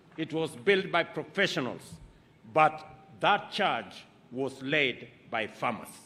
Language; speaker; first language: English; non-native, local second language; Kalenjin